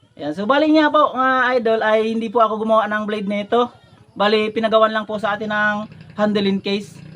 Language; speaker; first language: Filipino; non-native, local second language; Bikol